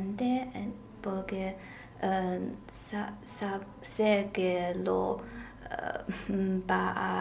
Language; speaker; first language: Spanish; non-native, learner; Chinese